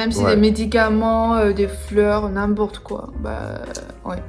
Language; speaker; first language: French; non-native, learner; Chinese